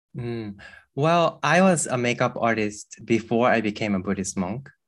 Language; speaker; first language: English; non-native, fluent; Japanese